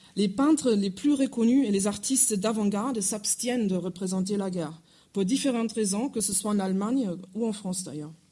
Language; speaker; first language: French; non-native, fluent; German